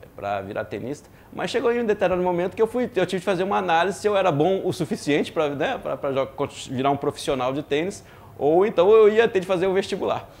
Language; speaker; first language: Portuguese; early bilingual, other home language; French